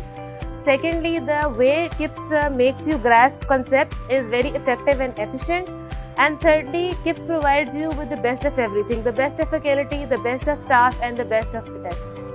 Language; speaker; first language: English; non-native, local second language; Urdu